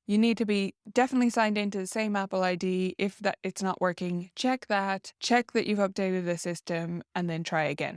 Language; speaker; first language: English; native; English